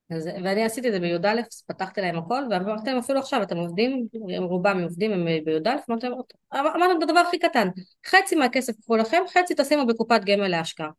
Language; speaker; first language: Hebrew; early bilingual, other home language; Russian